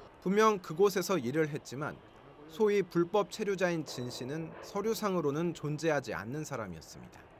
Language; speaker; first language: Korean; native; Korean